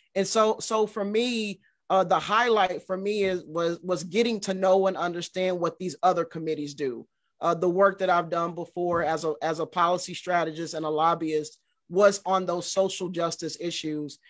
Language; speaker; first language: English; native; English